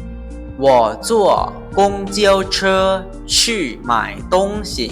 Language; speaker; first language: Chinese; non-native, fluent; Lao